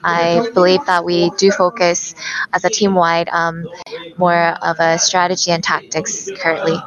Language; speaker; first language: English; non-native, fluent; Korean